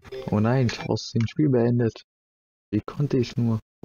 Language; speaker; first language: German; native; German